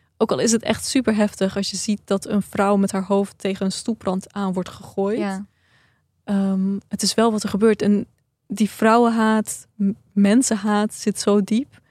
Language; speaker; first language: Dutch; early bilingual, other home language; Persian